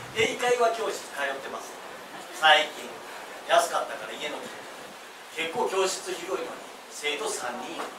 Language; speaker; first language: Japanese; native; Japanese